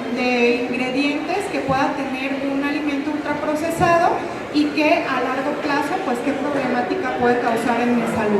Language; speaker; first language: Spanish; native; Spanish